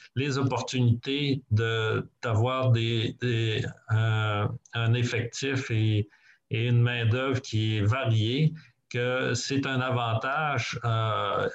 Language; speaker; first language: French; native; French